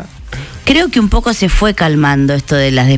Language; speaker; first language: Spanish; native; Spanish